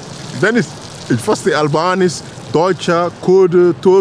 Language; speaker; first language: German; non-native, learner; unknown